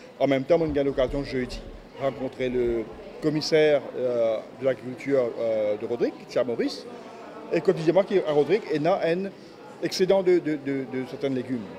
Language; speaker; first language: French; non-native, local second language; Morisyen